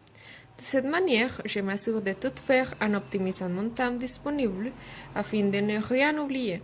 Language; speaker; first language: French; non-native, fluent; Spanish